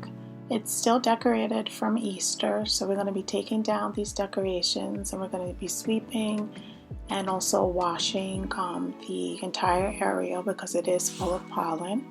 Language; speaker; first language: English; native; English